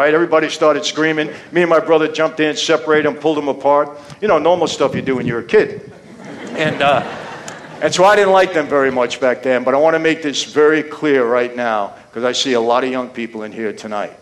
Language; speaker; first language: English; native; English